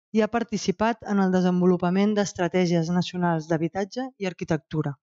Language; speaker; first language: Catalan; native; Catalan